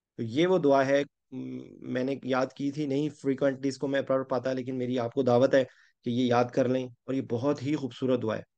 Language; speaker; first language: Urdu; native; Urdu